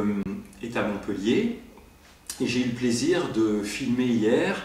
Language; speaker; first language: French; native; French